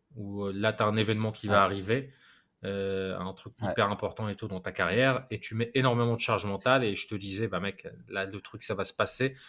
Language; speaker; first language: French; non-native, local second language; Arabic